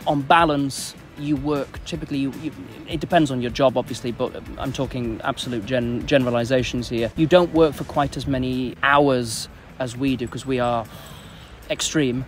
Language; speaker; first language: English; native; English